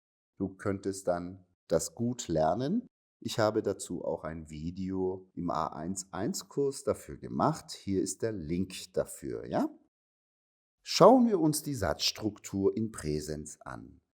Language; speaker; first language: German; non-native, fluent; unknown